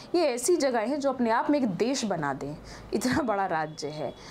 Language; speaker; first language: Hindi; native; Hindi